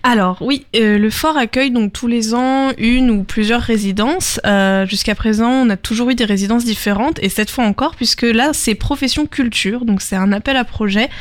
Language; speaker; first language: French; native; French